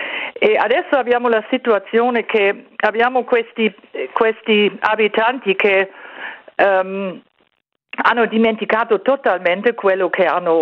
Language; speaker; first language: Italian; non-native, fluent; German